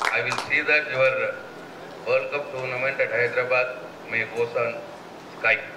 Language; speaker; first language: English; non-native, local second language; Telugu